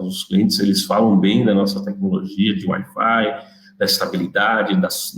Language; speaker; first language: Portuguese; native; Portuguese